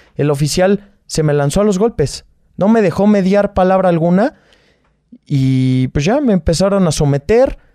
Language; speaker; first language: Spanish; native; Spanish